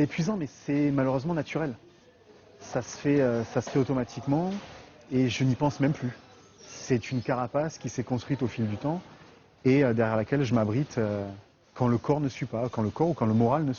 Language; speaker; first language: French; native; French